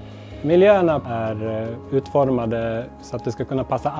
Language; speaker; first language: Swedish; native; Swedish